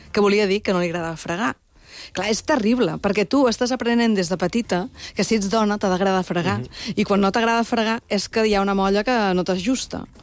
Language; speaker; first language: Catalan; native; Catalan